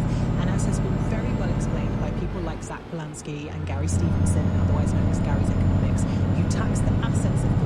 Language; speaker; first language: English; native; English